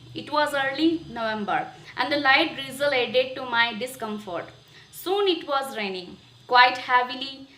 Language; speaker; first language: English; non-native, local second language; Hindi